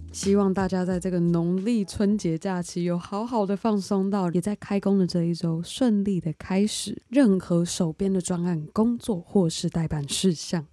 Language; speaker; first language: Chinese; native; Chinese